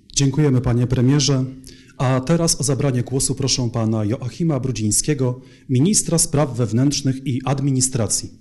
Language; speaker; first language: Polish; native; Polish